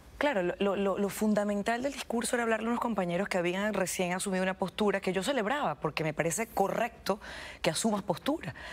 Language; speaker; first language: Spanish; native; Spanish